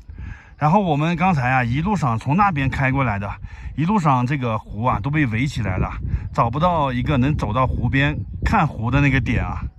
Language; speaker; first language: Chinese; native; Chinese